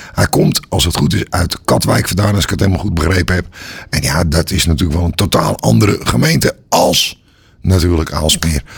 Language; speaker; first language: Dutch; native; Dutch